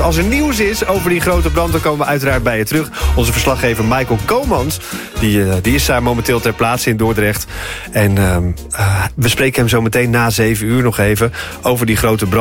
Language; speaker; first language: Dutch; native; Dutch